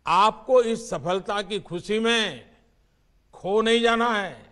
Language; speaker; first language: Hindi; non-native, local second language; Gujarati